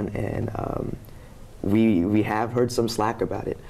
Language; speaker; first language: English; native; English